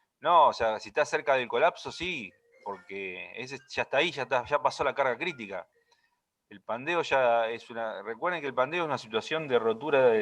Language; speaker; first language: Spanish; native; Spanish